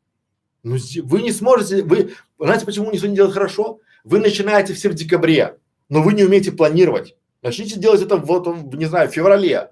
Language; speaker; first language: Russian; native; Russian